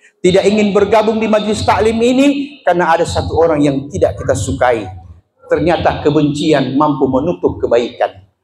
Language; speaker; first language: Malay; native; Malay